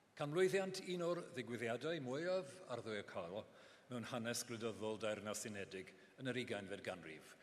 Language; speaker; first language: Welsh; non-native, local second language; English